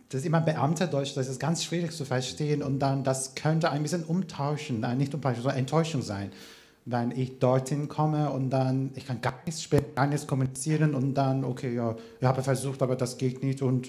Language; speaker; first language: German; non-native, fluent; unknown